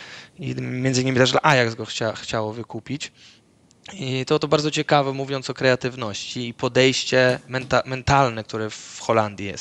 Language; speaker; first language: Polish; early bilingual, other home language; Dutch